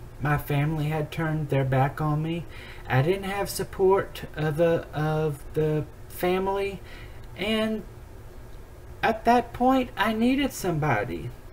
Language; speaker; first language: English; native; English